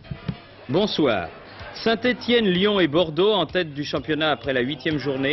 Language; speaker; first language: French; native; French